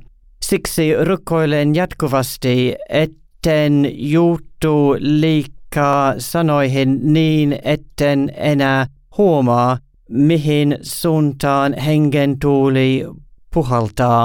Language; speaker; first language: Finnish; non-native, learner; English